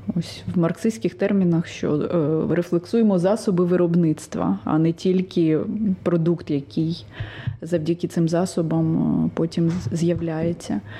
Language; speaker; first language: Ukrainian; non-native, local second language; Russian